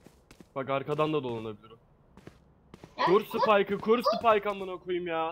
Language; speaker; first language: Turkish; native; Turkish